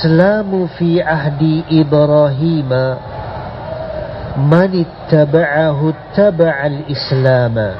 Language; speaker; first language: Arabic; non-native, fluent; Indonesian